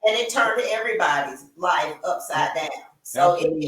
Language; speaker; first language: English; native; English